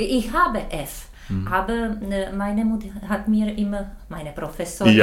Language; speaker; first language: German; non-native, learner; Czech